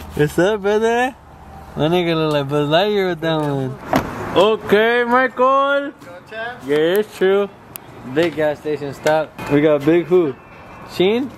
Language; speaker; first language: English; early bilingual, other home language; Spanish